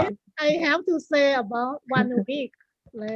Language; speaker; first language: English; non-native, learner; Thai